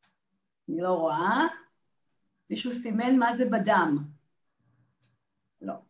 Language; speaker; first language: Hebrew; native; Hebrew